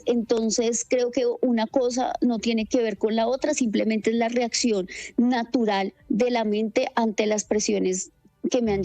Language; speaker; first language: Spanish; native; Spanish